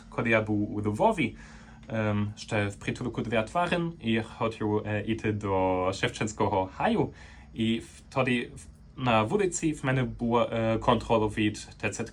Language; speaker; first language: Ukrainian; non-native, fluent; German